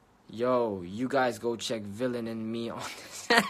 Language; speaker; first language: English; early bilingual, other home language; Korean